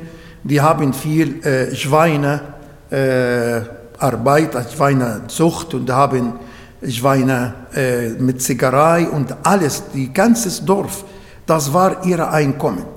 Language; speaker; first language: German; non-native, fluent; Arabic